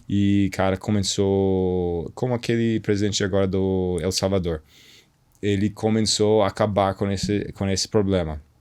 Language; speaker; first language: Portuguese; non-native, fluent; English